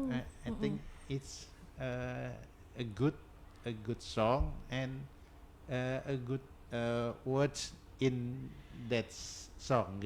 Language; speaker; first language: English; non-native, learner; Indonesian